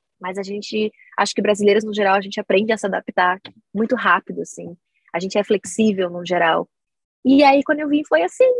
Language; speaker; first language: Portuguese; native; Portuguese